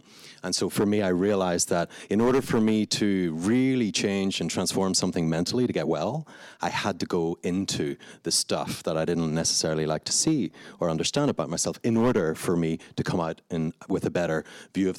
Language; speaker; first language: English; native; English